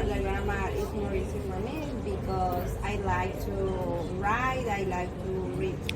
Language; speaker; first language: English; non-native, learner; Spanish